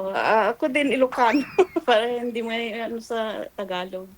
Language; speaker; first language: Filipino; non-native, local second language; Iloko